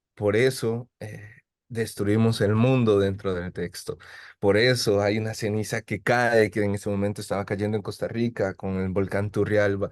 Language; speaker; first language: Spanish; native; Spanish